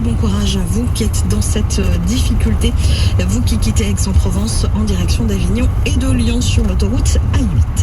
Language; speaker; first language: French; native; French